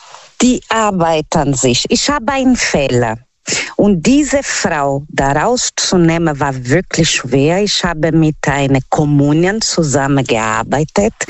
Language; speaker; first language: German; non-native, learner; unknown